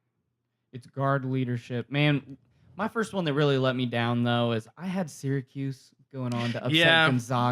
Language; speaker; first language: English; native; English